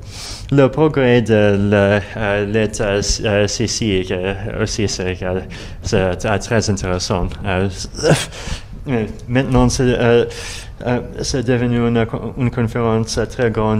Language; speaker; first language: French; non-native, learner; Russian